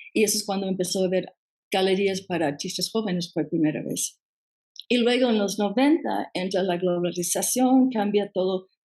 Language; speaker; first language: Spanish; non-native, fluent; English